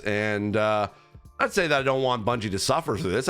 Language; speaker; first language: English; native; English